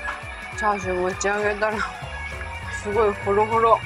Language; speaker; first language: Japanese; native; Japanese